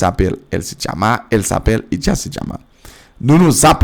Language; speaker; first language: French; non-native, fluent; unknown